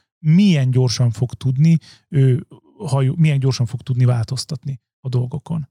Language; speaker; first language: Hungarian; native; Hungarian